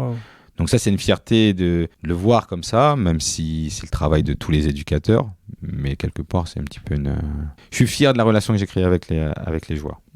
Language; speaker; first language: French; native; French